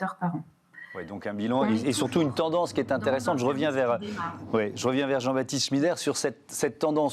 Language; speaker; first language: French; native; French